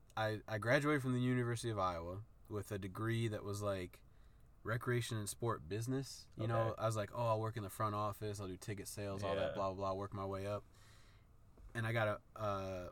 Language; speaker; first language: English; native; English